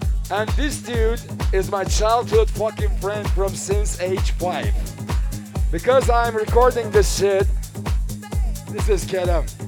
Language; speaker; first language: English; non-native, fluent; Turkish